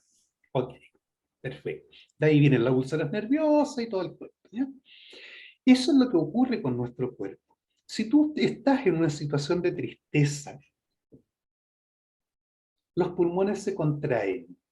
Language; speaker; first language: Spanish; native; Spanish